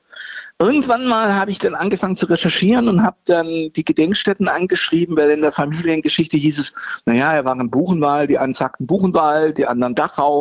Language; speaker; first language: German; native; German